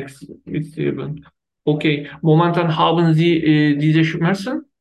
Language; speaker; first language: German; non-native, learner; Turkish